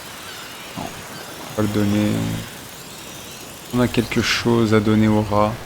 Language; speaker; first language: French; native; French